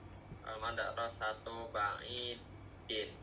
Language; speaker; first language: Arabic; non-native, learner; Indonesian